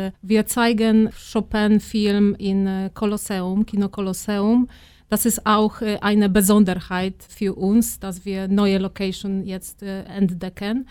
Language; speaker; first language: German; non-native, fluent; Polish